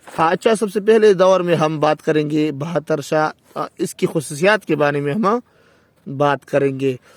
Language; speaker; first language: Urdu; non-native, local second language; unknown